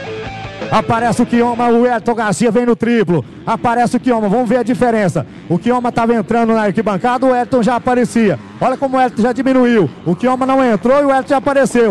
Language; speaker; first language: Portuguese; native; Portuguese